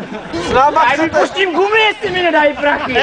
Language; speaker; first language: Czech; native; Czech